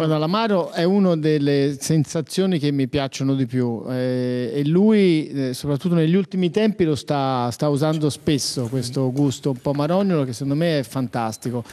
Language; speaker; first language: Italian; native; Italian